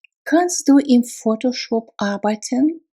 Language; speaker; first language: German; non-native, fluent; Russian